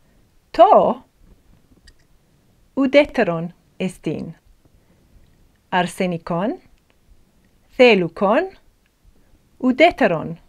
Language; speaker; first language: Greek; non-native, fluent; English